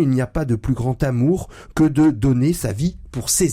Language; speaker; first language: French; native; French